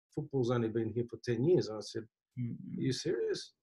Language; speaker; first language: English; native; English